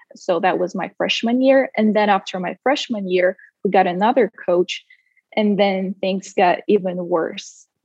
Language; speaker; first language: English; non-native, fluent; Russian